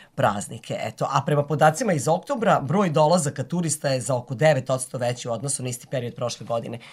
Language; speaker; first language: Serbian; native; Serbian